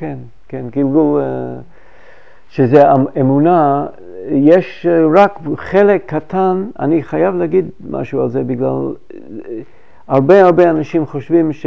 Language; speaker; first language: Hebrew; non-native, fluent; English